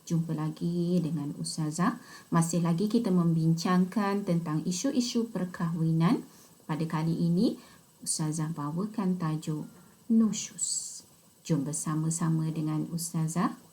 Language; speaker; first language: Malay; native; Malay